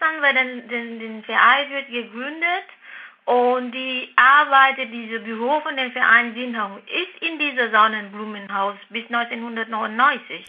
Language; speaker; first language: German; non-native, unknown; Vietnamese